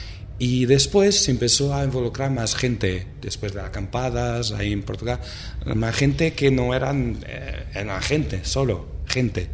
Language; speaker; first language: Spanish; non-native, fluent; Portuguese